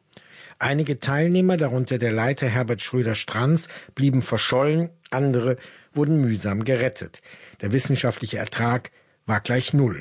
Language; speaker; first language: German; native; German